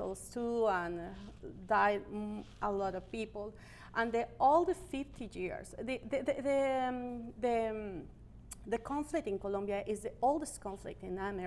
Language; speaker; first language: English; non-native, learner; Spanish